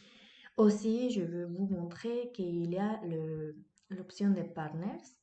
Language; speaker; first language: French; non-native, fluent; Spanish